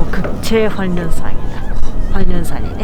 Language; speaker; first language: Korean; non-native, fluent; Japanese